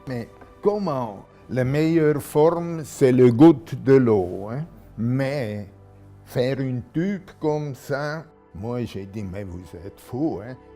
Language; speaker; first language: French; non-native, local second language; German